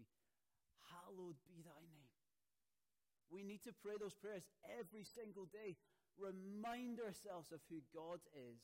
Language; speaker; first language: English; native; English